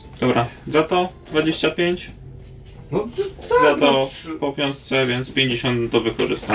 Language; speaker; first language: Polish; native; Polish